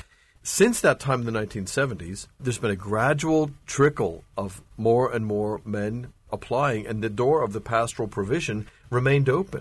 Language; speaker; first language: English; native; English